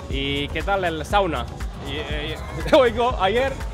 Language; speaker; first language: Spanish; non-native, learner; Finnish